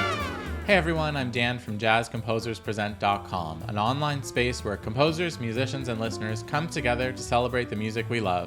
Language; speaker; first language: English; native; English